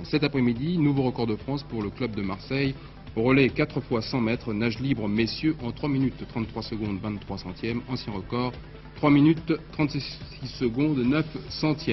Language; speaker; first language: French; native; French